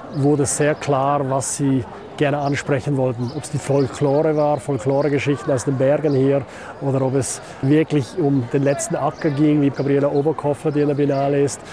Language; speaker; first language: German; native; German